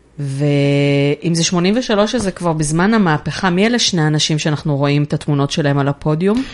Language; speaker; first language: Hebrew; native; Hebrew